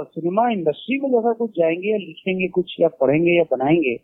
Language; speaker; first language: Hindi; native; Hindi